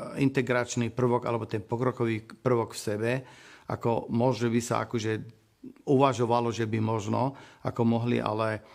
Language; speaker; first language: Slovak; non-native, learner; Arabic